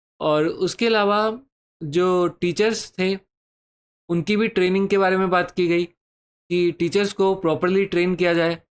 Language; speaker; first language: Hindi; native; Hindi